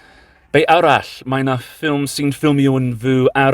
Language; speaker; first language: Welsh; non-native, learner; English